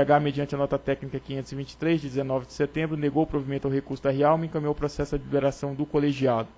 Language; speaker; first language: Portuguese; native; Portuguese